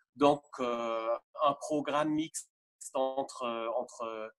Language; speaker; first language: French; non-native, fluent; German